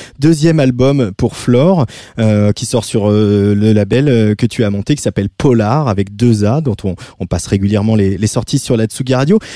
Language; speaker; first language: French; native; French